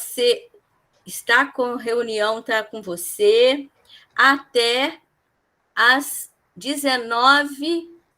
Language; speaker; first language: Portuguese; native; Portuguese